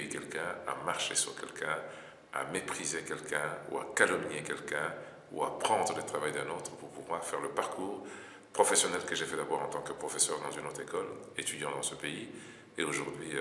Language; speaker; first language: French; non-native, local second language; Lingala